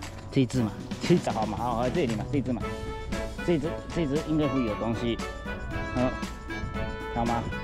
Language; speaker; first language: Chinese; non-native, learner; Japanese